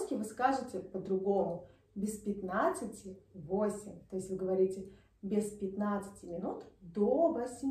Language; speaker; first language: Russian; native; Russian